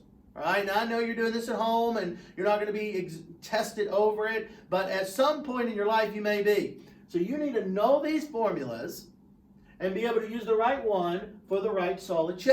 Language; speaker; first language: English; native; English